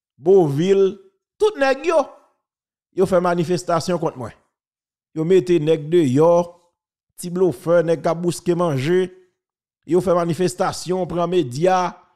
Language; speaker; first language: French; non-native, local second language; Haitian Creole